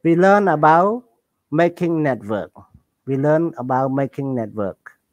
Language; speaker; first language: English; non-native, learner; Khmer